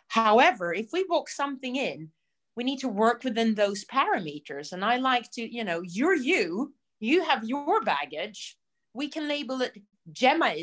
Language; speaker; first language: English; non-native, fluent; Swedish